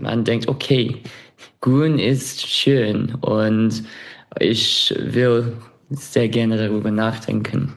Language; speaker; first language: German; non-native, fluent; English